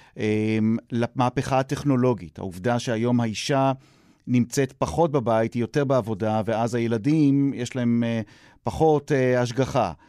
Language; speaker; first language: Hebrew; native; Hebrew